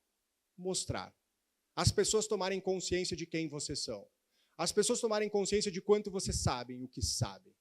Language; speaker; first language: Portuguese; native; Portuguese